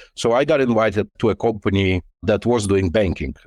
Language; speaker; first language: English; non-native, fluent; Lithuanian